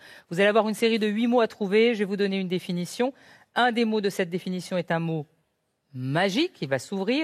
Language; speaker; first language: French; native; French